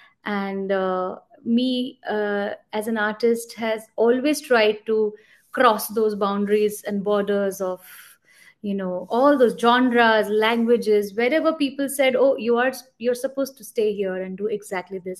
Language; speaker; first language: English; non-native, local second language; Bangla